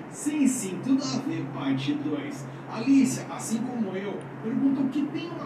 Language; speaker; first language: Portuguese; native; Portuguese